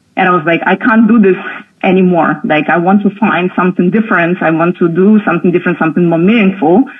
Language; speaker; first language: English; non-native, fluent; Russian